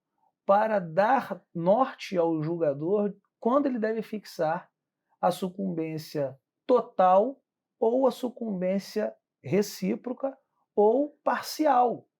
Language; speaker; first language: Portuguese; native; Portuguese